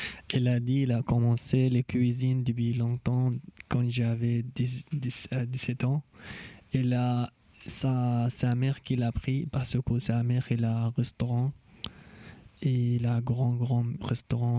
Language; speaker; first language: French; non-native, fluent; Arabic